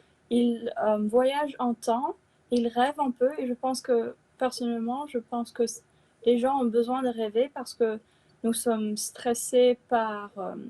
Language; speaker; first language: French; non-native, fluent; Chinese